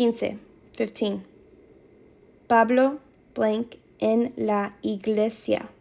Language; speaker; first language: Spanish; non-native, fluent; English